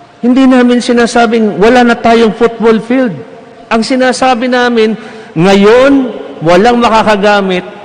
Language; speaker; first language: Filipino; native; Filipino